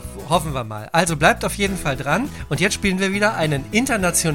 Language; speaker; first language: German; native; German